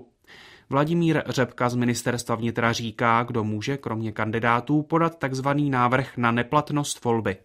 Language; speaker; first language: Czech; native; Czech